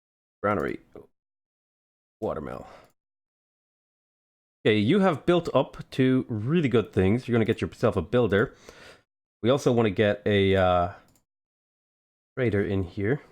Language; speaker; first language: English; native; English